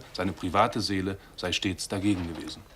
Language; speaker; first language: German; native; German